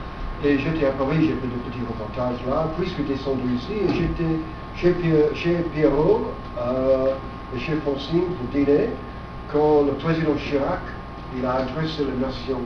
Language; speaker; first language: French; non-native, fluent; English